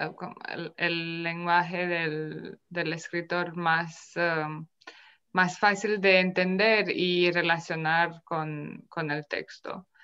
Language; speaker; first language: Spanish; non-native, fluent; Romanian